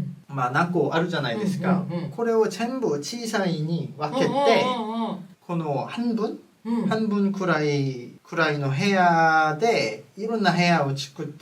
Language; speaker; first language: Japanese; non-native, fluent; Korean